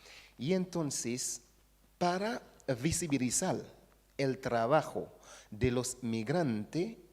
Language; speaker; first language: Spanish; non-native, fluent; Haitian Creole